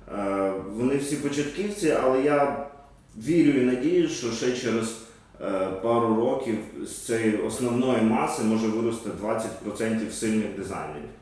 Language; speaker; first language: Ukrainian; native; Ukrainian